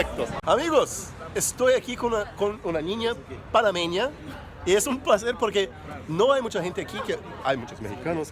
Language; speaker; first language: Spanish; non-native, fluent; Portuguese